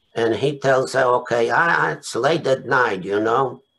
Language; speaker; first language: English; non-native, fluent; Polish